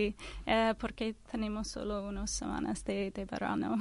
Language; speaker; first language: Spanish; non-native, learner; English